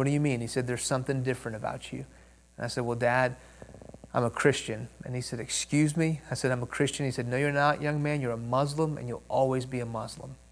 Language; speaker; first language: English; early bilingual, other home language; Persian